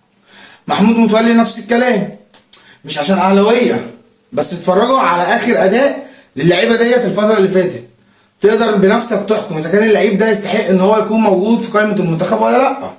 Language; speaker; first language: Arabic; native; Arabic